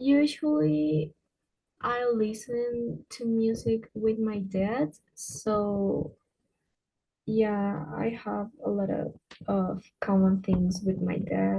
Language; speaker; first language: English; non-native, fluent; Spanish